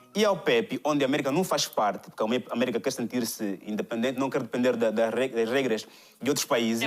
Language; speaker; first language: Portuguese; native; Portuguese